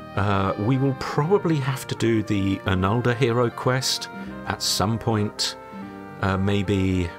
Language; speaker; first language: English; native; English